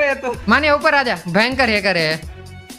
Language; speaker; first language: Hindi; native; Hindi